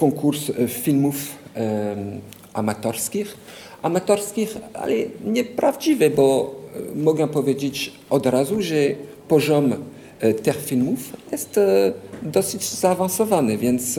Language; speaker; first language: Polish; non-native, fluent; French